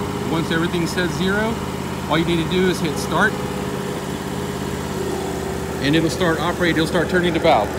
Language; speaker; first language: English; native; English